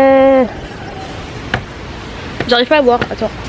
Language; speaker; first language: French; native; French